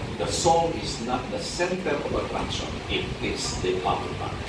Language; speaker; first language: English; non-native, local second language; Filipino